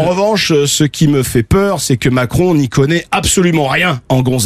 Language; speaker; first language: French; native; French